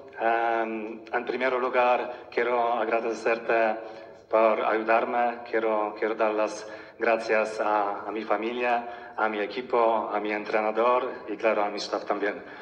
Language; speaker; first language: Spanish; non-native, learner; Polish